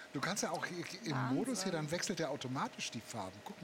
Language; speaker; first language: German; native; German